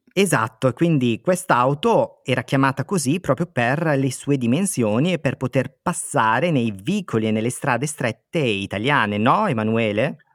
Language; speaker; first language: Italian; native; Italian